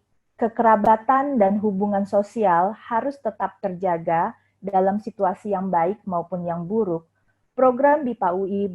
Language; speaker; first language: Indonesian; native; Indonesian